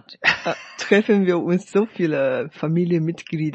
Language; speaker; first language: German; non-native, fluent; Chinese